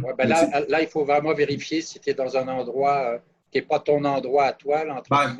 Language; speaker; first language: French; native; French